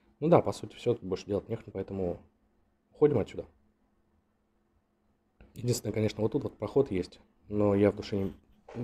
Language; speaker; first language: Russian; native; Russian